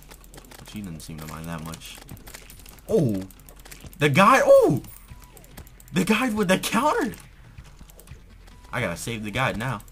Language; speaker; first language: English; native; English